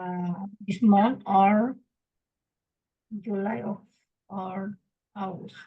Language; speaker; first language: English; non-native, learner; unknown